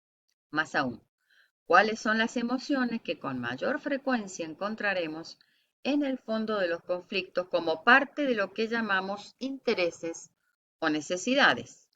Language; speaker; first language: Spanish; native; Spanish